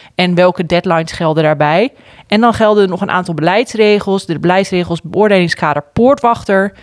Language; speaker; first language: Dutch; native; Dutch